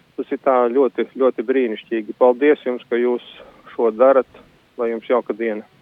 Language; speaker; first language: Latvian; native; Latvian